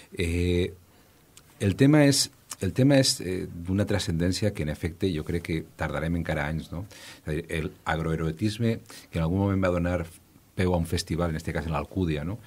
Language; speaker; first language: Catalan; native; Catalan